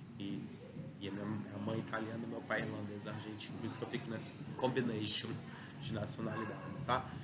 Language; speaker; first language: Portuguese; early bilingual, other home language; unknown